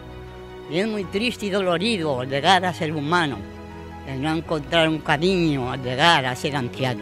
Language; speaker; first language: Spanish; native; Spanish